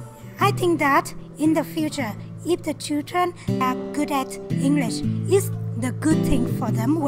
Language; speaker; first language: English; non-native, learner; Vietnamese